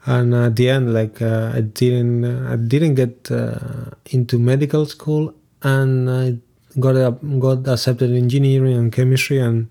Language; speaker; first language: English; non-native, fluent; Spanish